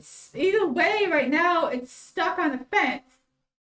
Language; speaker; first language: English; native; English